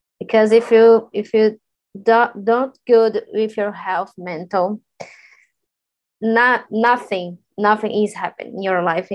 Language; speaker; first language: English; non-native, learner; Portuguese